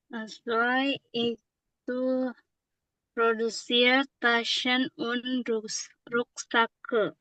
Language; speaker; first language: German; non-native, learner; Indonesian